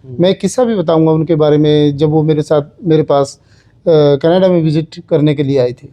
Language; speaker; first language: Hindi; native; Hindi